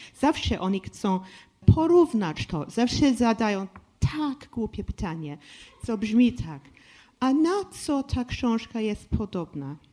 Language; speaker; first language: Polish; non-native, fluent; English